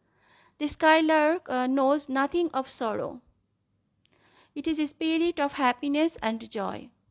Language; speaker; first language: English; non-native, local second language; Bangla